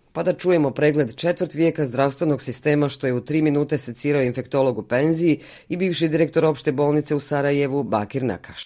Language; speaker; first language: Bosnian; native; Bosnian